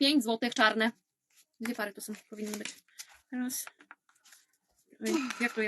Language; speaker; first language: Polish; native; Polish